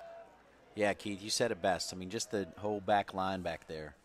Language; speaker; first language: English; native; English